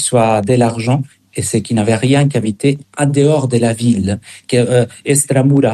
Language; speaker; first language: French; non-native, fluent; Spanish